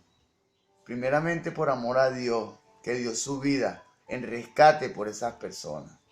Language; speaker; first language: Spanish; native; Spanish